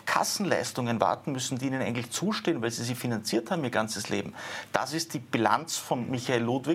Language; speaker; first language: German; native; German